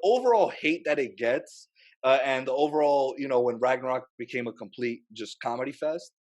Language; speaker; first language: English; native; English